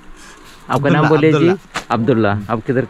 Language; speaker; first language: Hindi; non-native, local second language; Malayalam